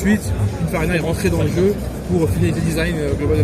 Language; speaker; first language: French; native; French